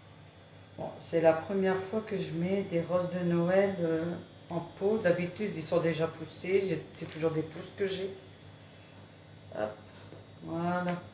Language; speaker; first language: French; native; French